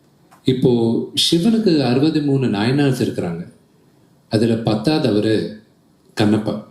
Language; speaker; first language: Tamil; early bilingual, heritage; Telugu